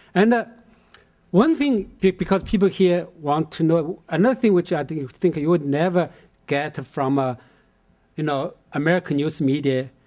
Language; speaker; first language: English; non-native, fluent; Chinese